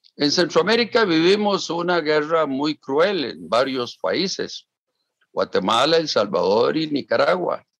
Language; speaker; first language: Spanish; native; Spanish